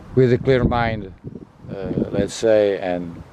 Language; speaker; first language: English; non-native, fluent; Portuguese